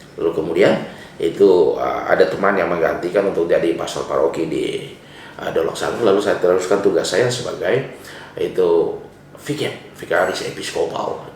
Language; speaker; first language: Indonesian; non-native, local second language; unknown